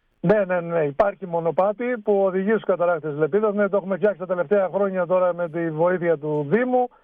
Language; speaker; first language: Greek; native; Greek